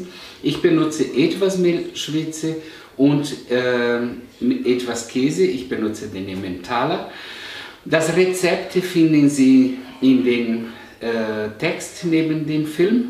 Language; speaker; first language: German; non-native, fluent; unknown